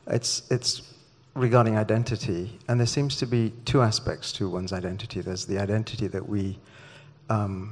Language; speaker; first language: English; native; English